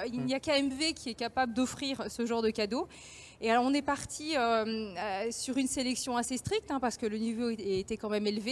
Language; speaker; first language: French; native; French